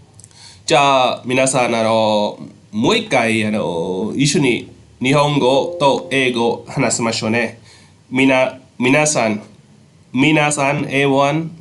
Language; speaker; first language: Japanese; non-native, fluent; Khmer